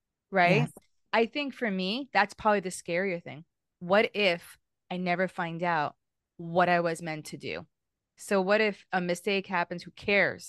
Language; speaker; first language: English; native; English